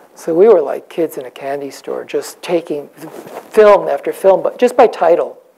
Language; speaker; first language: English; native; English